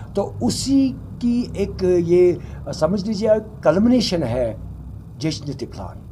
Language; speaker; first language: Urdu; non-native, local second language; Kashmiri